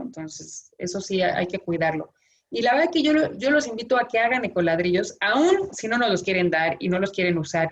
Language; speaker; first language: Spanish; native; Spanish